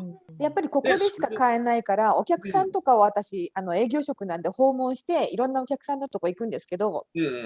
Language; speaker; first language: Japanese; native; Japanese